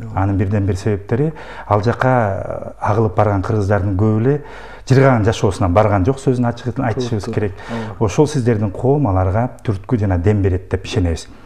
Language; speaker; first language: Kyrgyz; native; Kyrgyz